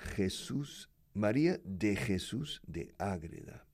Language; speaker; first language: Spanish; non-native, fluent; English